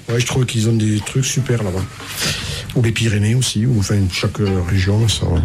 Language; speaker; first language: French; native; French